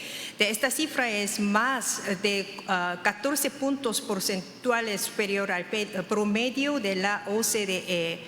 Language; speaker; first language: Spanish; non-native, fluent; Korean